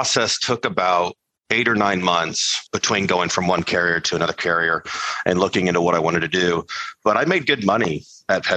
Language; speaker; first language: English; native; English